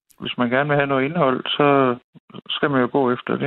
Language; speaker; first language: Danish; native; Danish